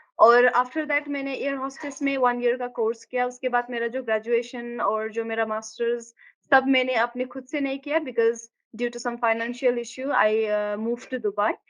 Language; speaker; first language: Hindi; non-native, local second language; Nepali